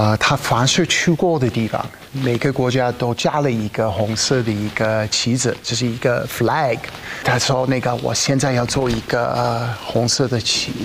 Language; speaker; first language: Chinese; non-native, fluent; English